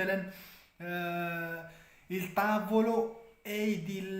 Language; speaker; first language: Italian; non-native, fluent; Arabic